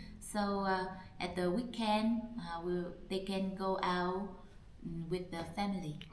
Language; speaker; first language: English; non-native, learner; Vietnamese